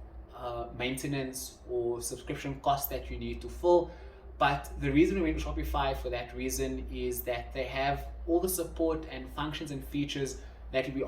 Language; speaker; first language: English; non-native, local second language; Afrikaans